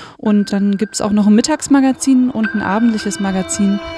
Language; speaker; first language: German; native; German